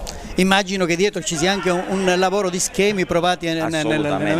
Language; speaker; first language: Italian; native; Italian